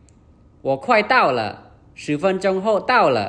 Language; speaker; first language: Chinese; non-native, learner; Khmer